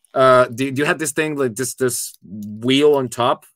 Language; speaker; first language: English; non-native, fluent; Spanish